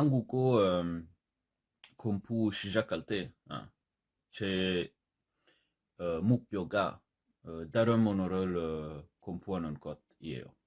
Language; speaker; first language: Korean; non-native, learner; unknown